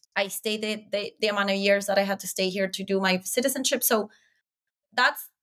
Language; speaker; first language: English; non-native, fluent; Spanish